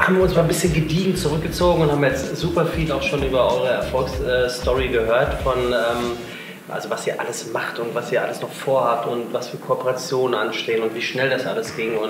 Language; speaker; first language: German; native; German